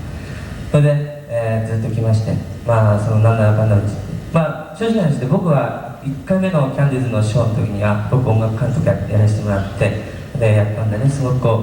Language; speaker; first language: Japanese; native; Japanese